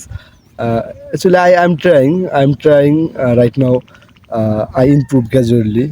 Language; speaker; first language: English; non-native, learner; Bangla